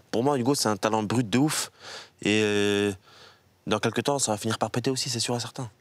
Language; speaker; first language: French; native; French